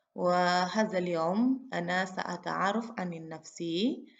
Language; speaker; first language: Arabic; non-native, fluent; Indonesian